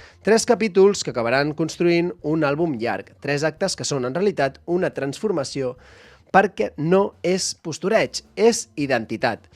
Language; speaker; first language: Catalan; native; Catalan